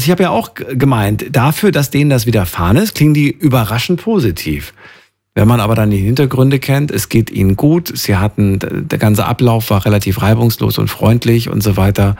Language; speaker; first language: German; native; German